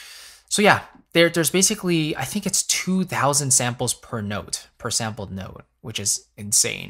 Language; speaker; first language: English; native; English